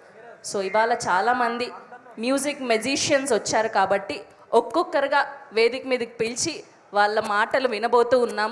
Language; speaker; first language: Telugu; native; Telugu